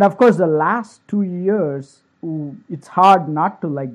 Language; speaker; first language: English; non-native, local second language; Tamil